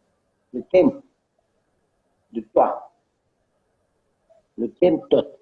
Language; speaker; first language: French; non-native, learner; Romanian